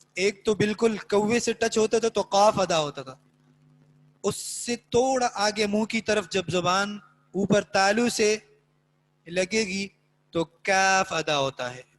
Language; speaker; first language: Urdu; native; Urdu